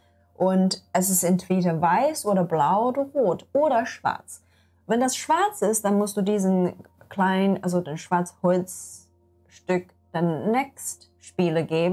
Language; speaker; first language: German; non-native, learner; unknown